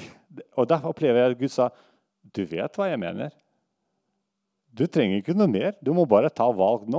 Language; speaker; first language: Norwegian; non-native, fluent; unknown